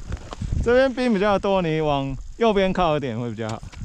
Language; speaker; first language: Chinese; native; Chinese